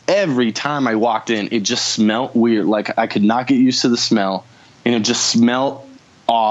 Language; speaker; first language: English; native; English